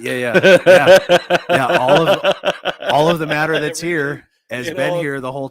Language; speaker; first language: English; native; English